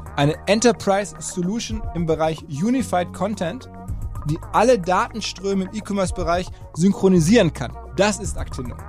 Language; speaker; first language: German; native; German